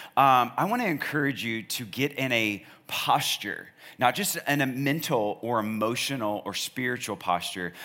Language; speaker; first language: English; native; English